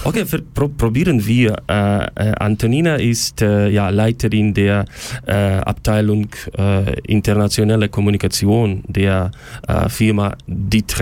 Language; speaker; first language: German; non-native, fluent; Ukrainian